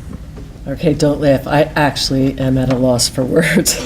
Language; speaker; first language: English; native; English